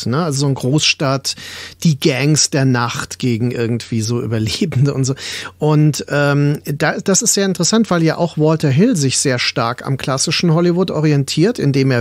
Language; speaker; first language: German; native; German